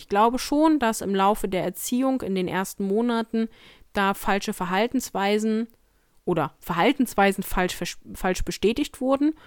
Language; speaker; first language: German; native; German